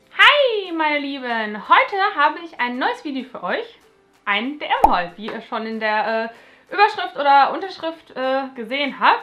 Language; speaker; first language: German; native; German